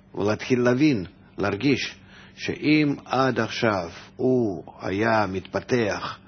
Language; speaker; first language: Hebrew; non-native, fluent; Russian